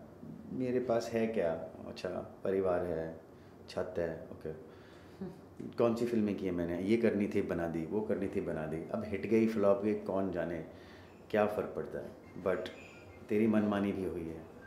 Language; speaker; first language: Hindi; native; Hindi